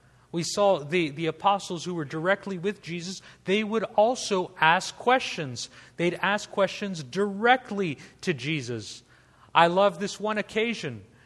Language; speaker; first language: English; native; English